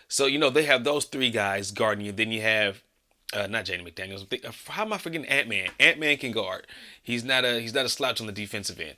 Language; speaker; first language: English; native; English